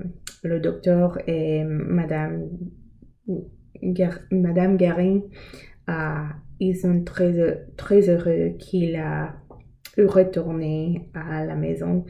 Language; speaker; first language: French; non-native, learner; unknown